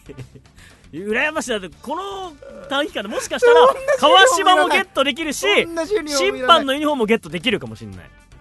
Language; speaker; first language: Japanese; native; Japanese